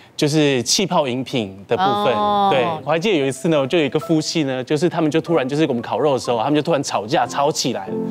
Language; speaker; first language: Chinese; native; Chinese